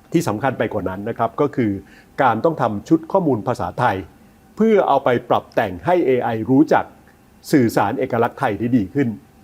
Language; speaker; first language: Thai; native; Thai